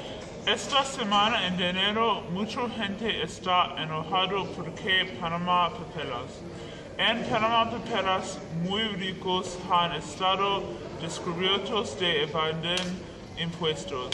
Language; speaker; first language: Spanish; non-native, learner; English